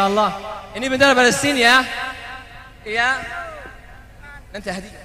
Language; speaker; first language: Indonesian; non-native, learner; Arabic